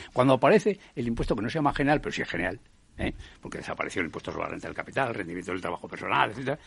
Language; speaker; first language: Spanish; native; Spanish